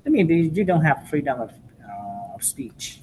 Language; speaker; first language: English; non-native, learner; Vietnamese